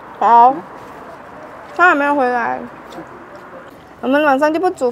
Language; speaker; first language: Chinese; non-native, fluent; Indonesian